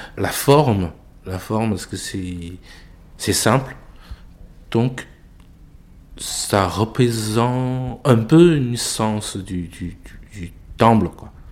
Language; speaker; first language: French; non-native, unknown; Chinese